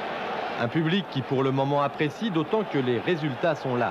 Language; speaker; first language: French; native; French